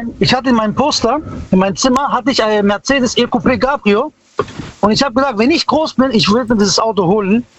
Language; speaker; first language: German; early bilingual, other home language; Italian